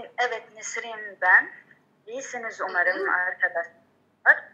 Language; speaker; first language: Turkish; non-native, learner; Arabic